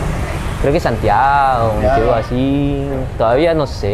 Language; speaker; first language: Spanish; non-native, fluent; Min Nan Chinese